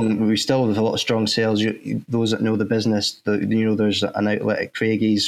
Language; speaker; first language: English; native; English